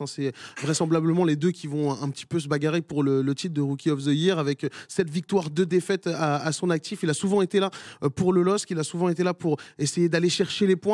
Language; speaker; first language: French; native; French